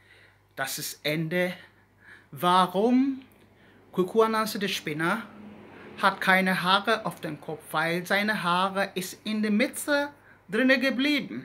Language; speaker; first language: German; non-native, learner; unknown